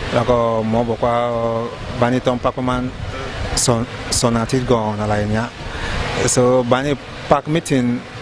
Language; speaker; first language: Thai; non-native, learner; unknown